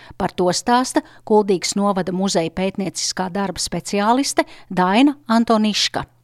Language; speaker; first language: Latvian; native; Latvian